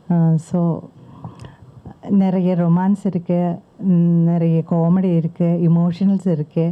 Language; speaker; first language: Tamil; non-native, learner; Malayalam